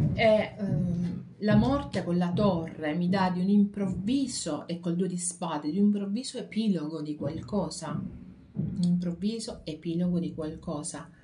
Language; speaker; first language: Italian; native; Italian